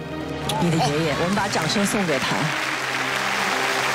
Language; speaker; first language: Chinese; native; Chinese